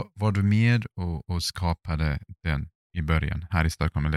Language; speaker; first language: Swedish; non-native, fluent; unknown